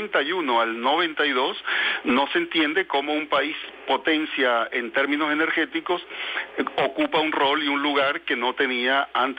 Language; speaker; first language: Spanish; native; Spanish